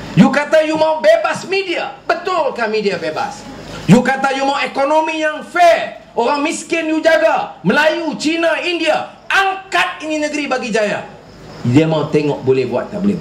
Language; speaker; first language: Malay; native; Malay